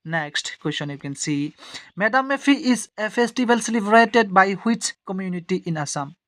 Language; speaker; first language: English; non-native, local second language; Assamese